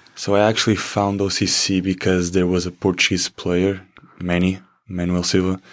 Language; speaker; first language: English; non-native, fluent; Portuguese